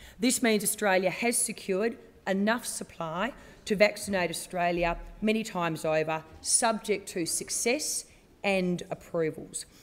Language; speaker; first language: English; native; English